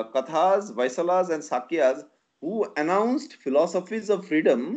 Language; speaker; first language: Hindi; non-native, local second language; Nepali